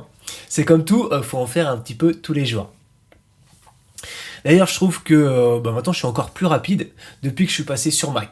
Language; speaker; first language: French; native; French